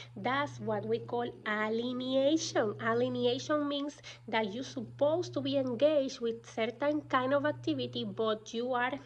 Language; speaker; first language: English; non-native, fluent; Spanish